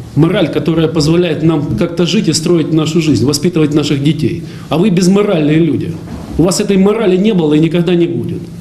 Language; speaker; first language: Russian; native; Russian